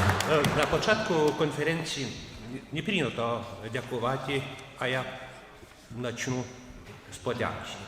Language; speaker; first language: Ukrainian; non-native, fluent; Lithuanian